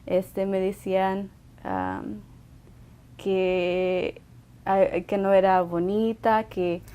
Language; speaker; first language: Spanish; early bilingual, other home language; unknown